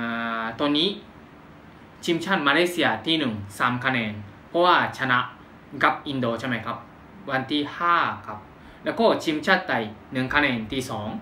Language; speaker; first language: Thai; non-native, fluent; Japanese